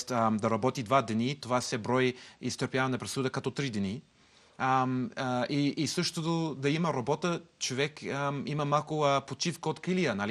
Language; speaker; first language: Bulgarian; non-native, learner; English